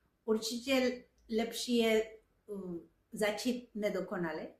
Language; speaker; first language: Czech; non-native, fluent; Spanish